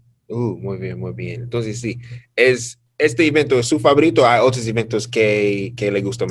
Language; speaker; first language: Spanish; non-native, learner; English